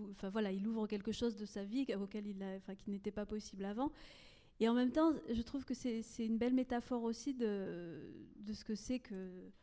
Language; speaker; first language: French; native; French